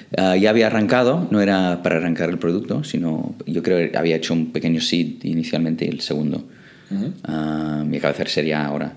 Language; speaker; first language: Spanish; non-native, fluent; English